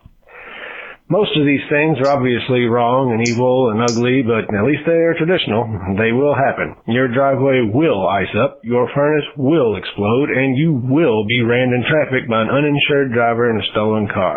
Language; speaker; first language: English; native; English